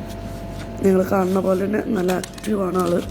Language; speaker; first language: Malayalam; native; Malayalam